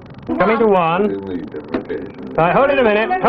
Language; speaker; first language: English; native; English